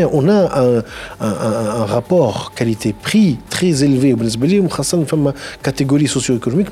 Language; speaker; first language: French; non-native, local second language; Arabic